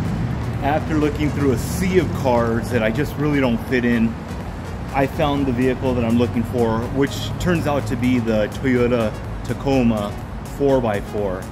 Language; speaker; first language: English; native; English